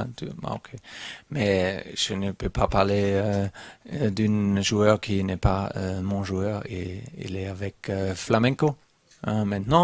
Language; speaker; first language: French; non-native, learner; German